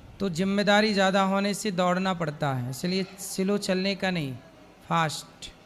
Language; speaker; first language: Hindi; native; Hindi